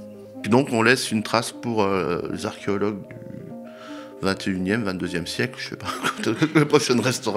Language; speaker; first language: French; native; French